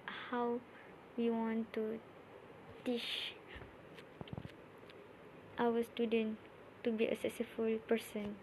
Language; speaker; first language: English; non-native, learner; Malay